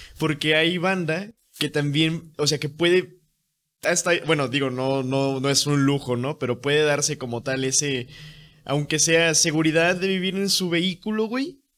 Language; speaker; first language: Spanish; native; Spanish